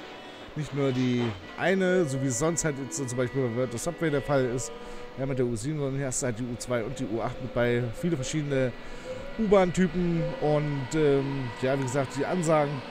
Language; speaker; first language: German; native; German